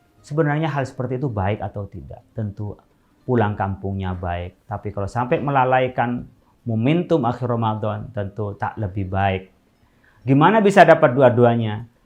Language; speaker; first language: Indonesian; non-native, local second language; Madurese